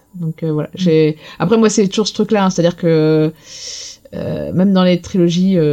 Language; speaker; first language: French; native; French